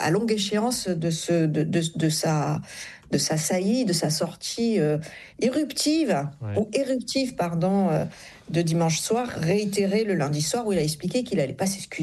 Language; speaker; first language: French; native; French